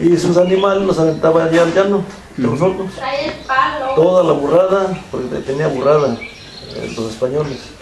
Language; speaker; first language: Spanish; native; Spanish